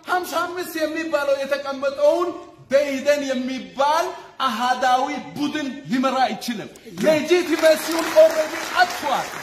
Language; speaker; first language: Amharic; non-native, local second language; Wolaytta